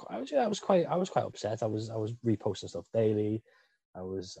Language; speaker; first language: English; native; English